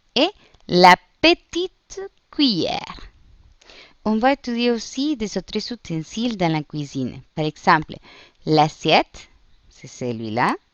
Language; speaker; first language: French; non-native, fluent; Spanish